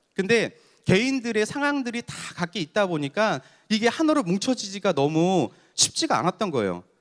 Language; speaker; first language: Korean; native; Korean